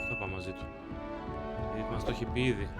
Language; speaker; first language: Greek; native; Greek